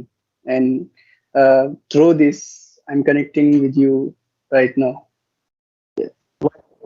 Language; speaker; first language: English; non-native, learner; Hindi